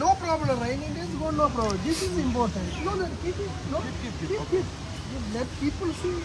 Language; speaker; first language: English; non-native, learner; Malayalam